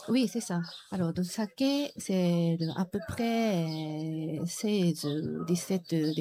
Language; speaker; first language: French; non-native, learner; Japanese